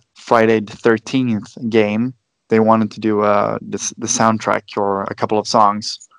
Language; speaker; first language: English; non-native, fluent; Swedish